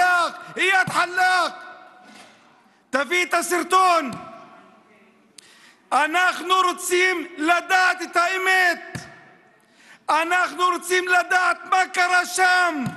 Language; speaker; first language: Hebrew; non-native, local second language; Arabic